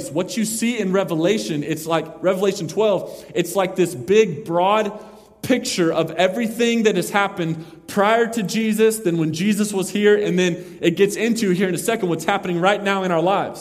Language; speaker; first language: English; native; English